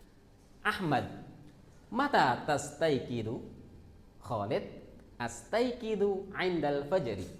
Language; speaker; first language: Arabic; non-native, fluent; Indonesian